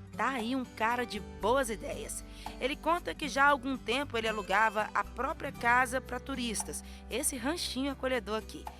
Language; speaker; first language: Portuguese; native; Portuguese